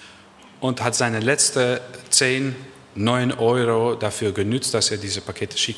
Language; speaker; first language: German; non-native, learner; Dutch